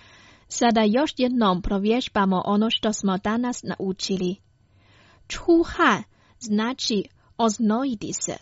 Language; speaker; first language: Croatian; non-native, fluent; Chinese